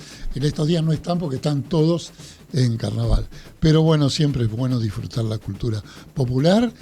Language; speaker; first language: Spanish; native; Spanish